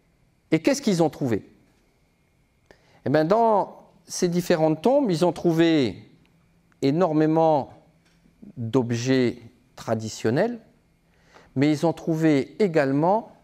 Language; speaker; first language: French; native; French